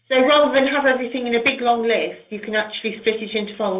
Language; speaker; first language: English; native; English